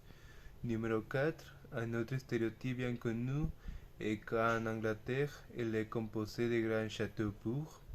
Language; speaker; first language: French; non-native, learner; Spanish